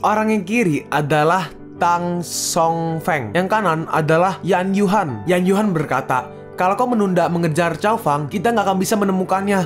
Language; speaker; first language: Indonesian; native; Indonesian